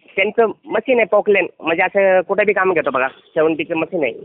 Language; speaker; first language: Marathi; native; Marathi